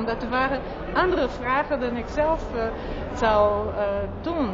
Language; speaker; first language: Dutch; non-native, fluent; Portuguese